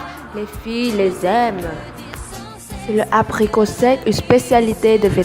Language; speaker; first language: French; non-native, learner; Vietnamese